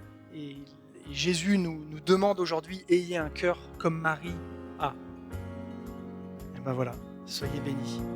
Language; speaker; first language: French; native; French